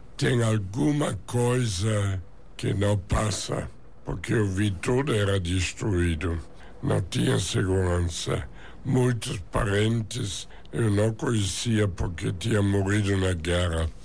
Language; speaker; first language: Portuguese; non-native, fluent; German